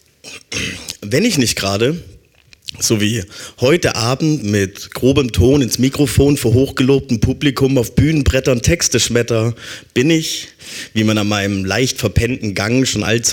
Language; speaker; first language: German; native; German